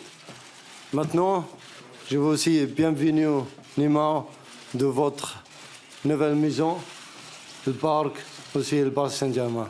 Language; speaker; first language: French; non-native, learner; Arabic